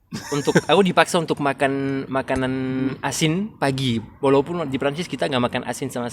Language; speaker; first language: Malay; non-native, fluent; French